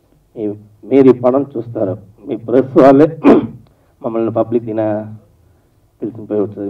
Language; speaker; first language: Telugu; non-native, learner; Tamil